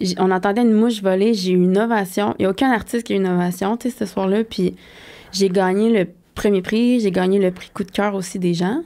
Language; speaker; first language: French; native; French